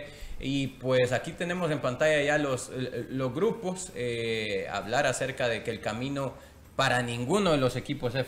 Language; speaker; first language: Spanish; native; Spanish